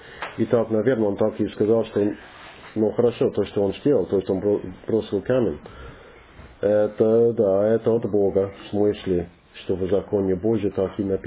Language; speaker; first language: Russian; non-native, learner; English